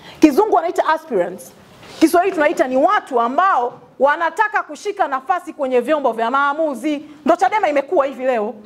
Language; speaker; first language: Swahili; native; Swahili